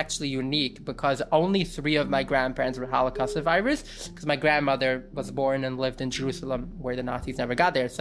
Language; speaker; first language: English; early bilingual, other home language; Yiddish